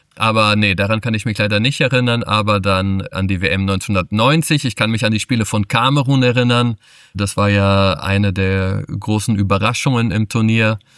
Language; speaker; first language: German; early bilingual, other home language; Portuguese